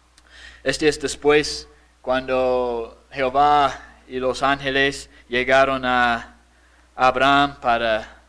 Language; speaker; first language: Spanish; non-native, fluent; English